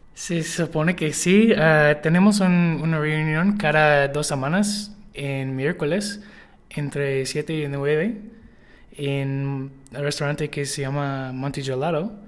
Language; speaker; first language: Spanish; non-native, learner; English